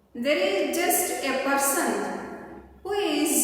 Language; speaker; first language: English; non-native, local second language; Kannada